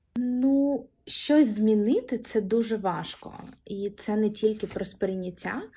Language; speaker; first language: Ukrainian; non-native, local second language; Russian